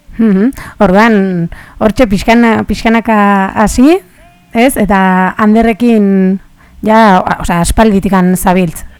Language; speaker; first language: Basque; native; Basque